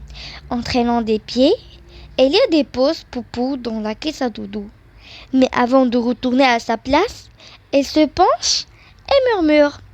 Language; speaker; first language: French; non-native, local second language; Arabic